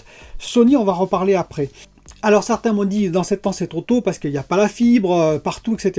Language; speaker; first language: French; native; French